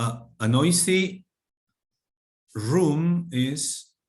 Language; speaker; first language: English; non-native, fluent; Spanish